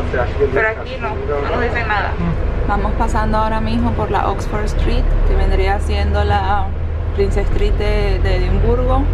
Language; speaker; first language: Spanish; native; Spanish